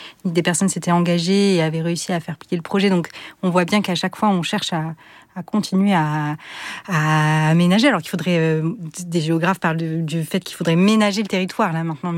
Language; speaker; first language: French; native; French